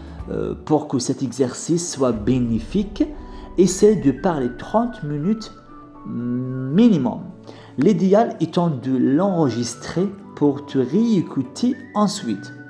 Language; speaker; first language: French; non-native, fluent; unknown